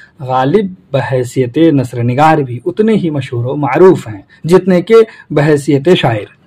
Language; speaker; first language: Urdu; native; Urdu